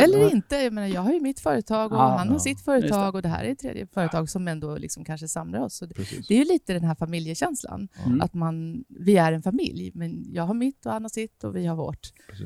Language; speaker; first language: Swedish; native; Swedish